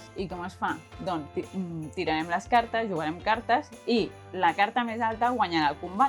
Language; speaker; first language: Catalan; native; Catalan